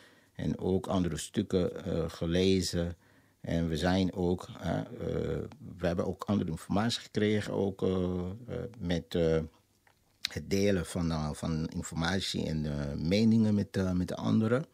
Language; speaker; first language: Dutch; non-native, fluent; Lingala